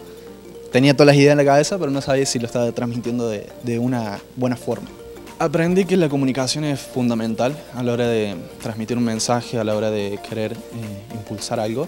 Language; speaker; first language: Spanish; native; Spanish